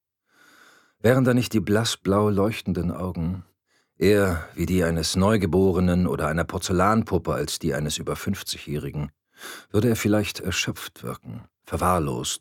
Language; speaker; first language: German; native; German